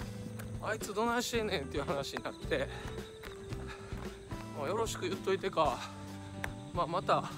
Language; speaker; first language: Japanese; native; Japanese